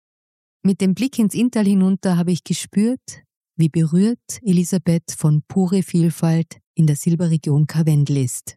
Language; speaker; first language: German; native; German